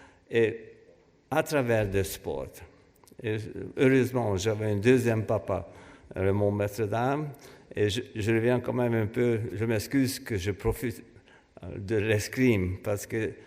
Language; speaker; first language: French; non-native, fluent; Hungarian